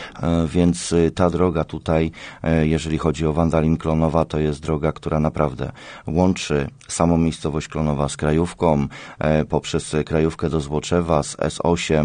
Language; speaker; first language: Polish; native; Polish